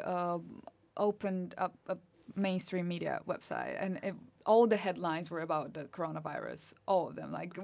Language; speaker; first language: English; non-native, fluent; Romanian